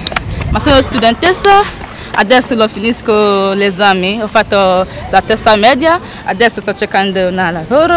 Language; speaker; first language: Italian; non-native, learner; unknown